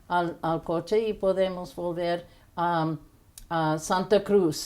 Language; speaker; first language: Spanish; non-native, fluent; English